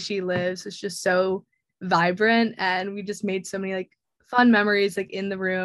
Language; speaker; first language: English; native; English